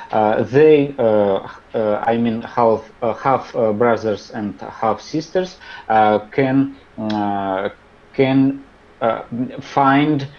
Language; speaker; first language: English; non-native, learner; Russian